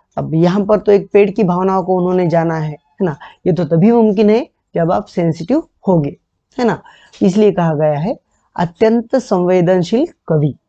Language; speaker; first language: Hindi; non-native, local second language; Marathi